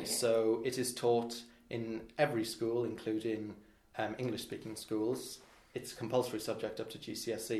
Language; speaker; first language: English; non-native, local second language; Welsh